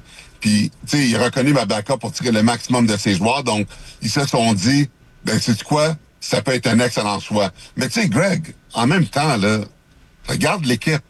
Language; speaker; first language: French; native; French